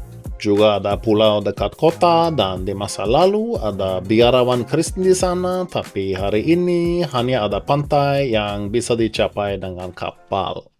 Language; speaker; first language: Indonesian; non-native, fluent; Norwegian